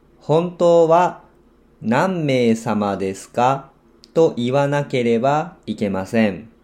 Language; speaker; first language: Japanese; non-native, fluent; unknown